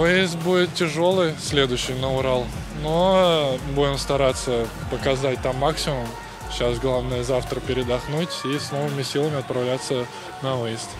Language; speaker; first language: Russian; native; Russian